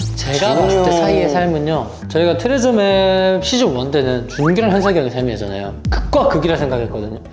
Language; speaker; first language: Korean; native; Korean